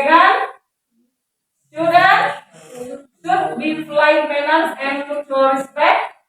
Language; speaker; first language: English; non-native, learner; Indonesian